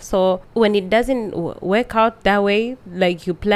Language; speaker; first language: English; non-native, local second language; Swahili